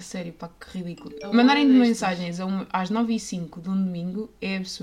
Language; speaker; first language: Portuguese; native; Portuguese